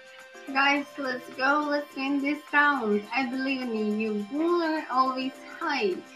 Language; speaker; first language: English; non-native, learner; Russian